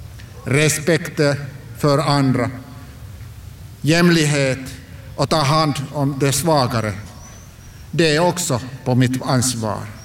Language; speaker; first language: Swedish; non-native, local second language; Finnish